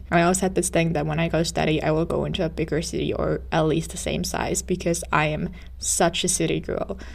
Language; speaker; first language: English; non-native, fluent; Finnish